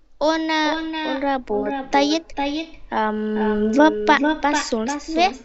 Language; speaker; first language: Russian; non-native, learner; Vietnamese